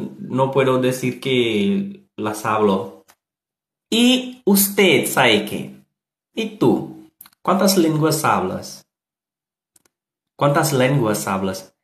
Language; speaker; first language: Spanish; non-native, learner; Portuguese